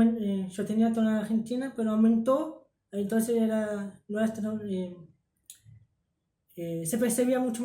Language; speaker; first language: Spanish; early bilingual, heritage; Spanish